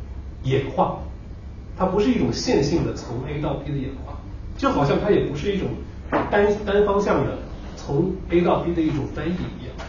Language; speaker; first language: Chinese; native; Chinese